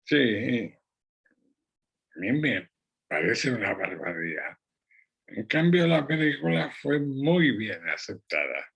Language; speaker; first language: Spanish; non-native, local second language; Catalan